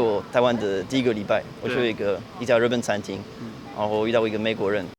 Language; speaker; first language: Chinese; non-native, learner; French